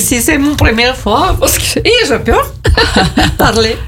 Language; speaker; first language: French; non-native, learner; Ukrainian